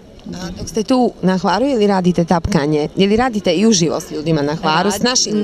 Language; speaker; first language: Croatian; native; Croatian